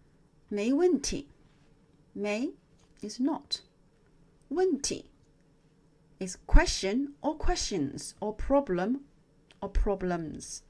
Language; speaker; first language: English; non-native, fluent; Chinese